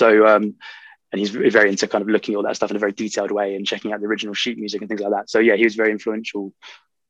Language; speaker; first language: English; native; English